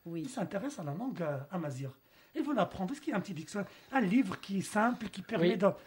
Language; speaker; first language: French; non-native, local second language; Arabic